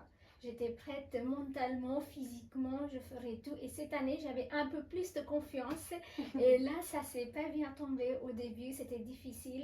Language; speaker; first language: French; non-native, fluent; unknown